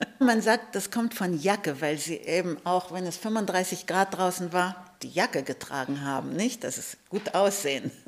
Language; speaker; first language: German; early bilingual, heritage; Hebrew